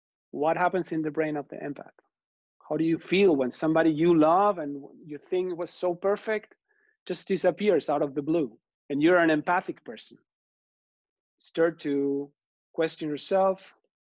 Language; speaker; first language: English; non-native, fluent; Spanish